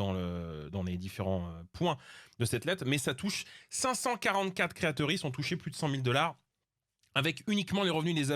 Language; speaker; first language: French; native; French